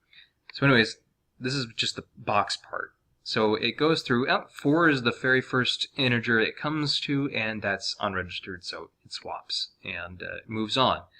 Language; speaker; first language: English; native; English